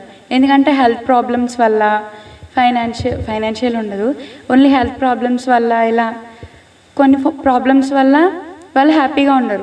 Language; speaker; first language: Telugu; native; Telugu